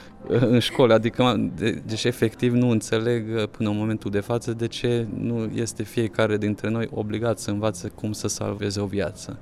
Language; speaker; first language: Romanian; non-native, local second language; Hungarian